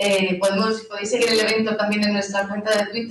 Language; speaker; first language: Spanish; native; Spanish